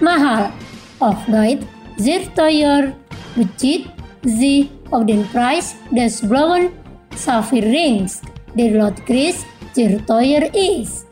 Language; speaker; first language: German; non-native, fluent; Indonesian